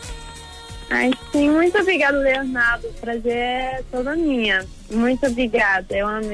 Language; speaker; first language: Portuguese; early bilingual, heritage; Portuguese